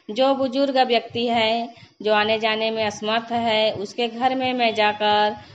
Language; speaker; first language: Hindi; native; Hindi